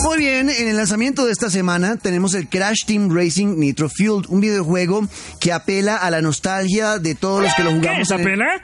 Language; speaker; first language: Spanish; native; Spanish